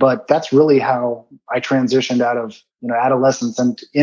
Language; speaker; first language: English; native; English